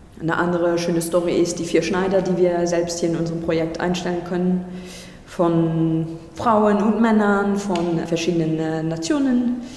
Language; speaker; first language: German; non-native, learner; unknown